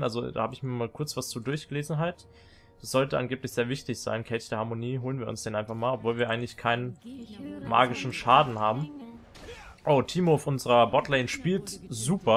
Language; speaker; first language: German; native; German